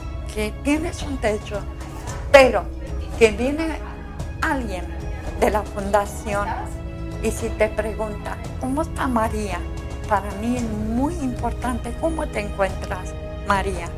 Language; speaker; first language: Spanish; non-native, learner; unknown